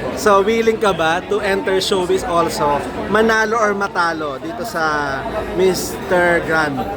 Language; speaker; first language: Filipino; native; Filipino